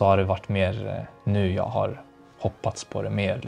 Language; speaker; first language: Swedish; early bilingual, other home language; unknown